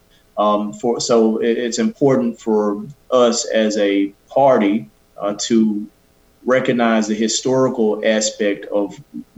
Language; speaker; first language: English; native; English